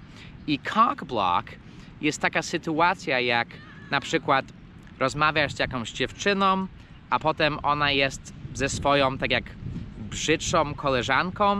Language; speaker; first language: Polish; non-native, fluent; English